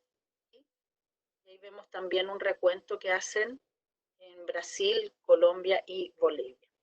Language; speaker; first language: Spanish; native; Spanish